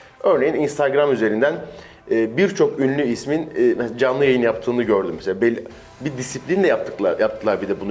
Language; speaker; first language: Turkish; native; Turkish